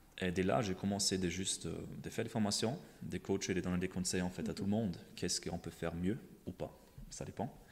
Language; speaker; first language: French; non-native, fluent; German